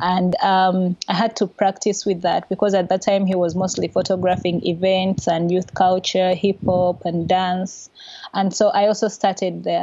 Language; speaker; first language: English; non-native, local second language; Ganda